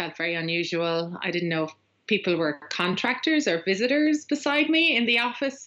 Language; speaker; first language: English; native; English